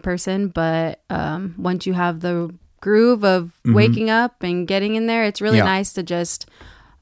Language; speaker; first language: English; native; English